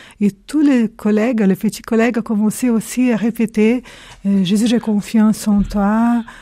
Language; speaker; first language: French; non-native, fluent; Portuguese